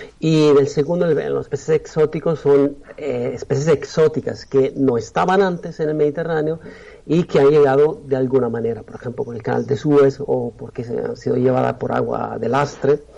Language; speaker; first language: Spanish; non-native, fluent; Italian